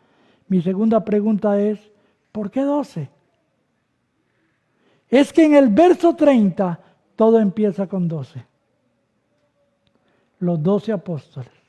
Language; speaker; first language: Spanish; native; Spanish